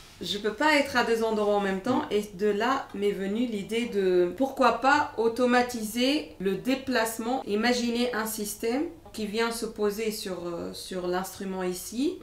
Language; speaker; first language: French; non-native, local second language; Arabic